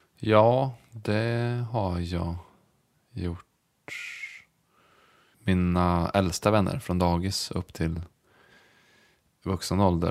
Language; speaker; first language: Swedish; native; Swedish